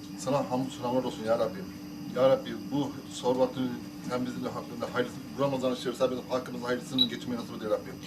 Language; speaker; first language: Turkish; native; Turkish